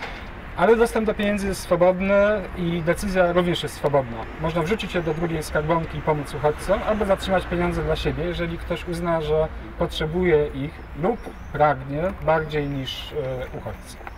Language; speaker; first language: Polish; native; Polish